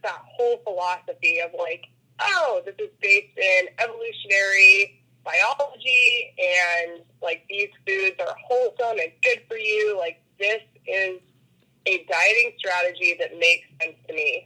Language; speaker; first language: English; native; English